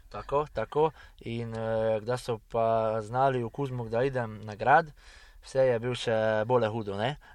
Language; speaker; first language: Slovenian; early bilingual, heritage; Hungarian